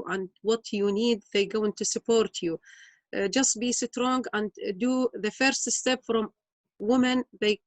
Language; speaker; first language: English; non-native, learner; Arabic